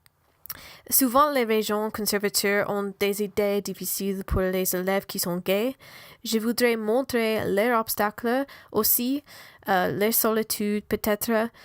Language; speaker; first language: French; non-native, learner; English